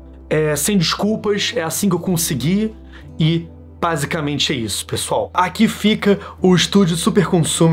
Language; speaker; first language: Portuguese; native; Portuguese